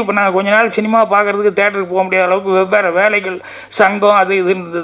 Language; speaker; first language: Tamil; native; Tamil